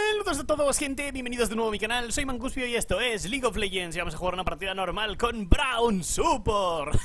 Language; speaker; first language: Spanish; native; Spanish